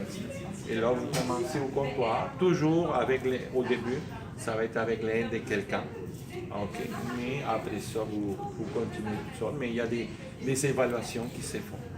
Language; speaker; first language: French; native; French